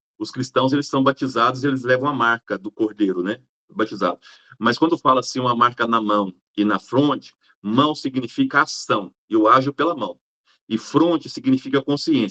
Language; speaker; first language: Portuguese; native; Portuguese